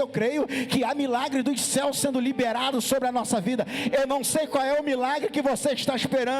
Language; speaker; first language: Portuguese; native; Portuguese